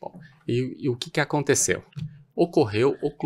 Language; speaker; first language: Portuguese; native; Portuguese